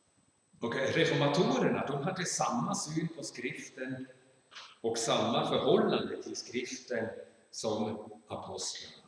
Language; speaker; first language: Swedish; non-native, fluent; German